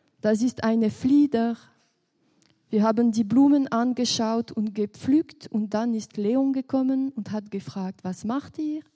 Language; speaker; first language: German; non-native, local second language; French